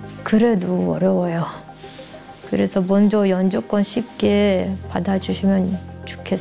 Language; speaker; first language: Korean; non-native, learner; Russian